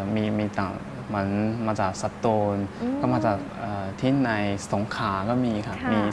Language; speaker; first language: Thai; non-native, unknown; Chinese